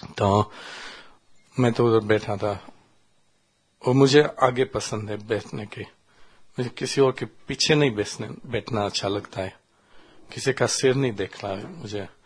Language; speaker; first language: Hindi; non-native, learner; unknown